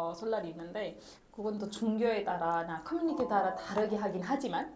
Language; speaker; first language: Korean; non-native, fluent; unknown